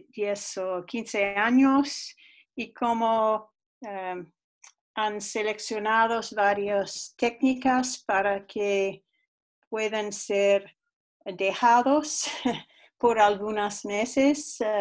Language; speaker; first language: Spanish; non-native, fluent; English